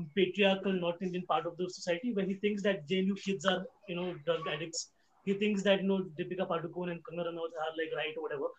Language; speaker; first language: English; non-native, local second language; Hindi